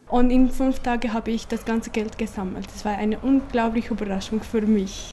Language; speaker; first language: German; non-native, learner; Arabic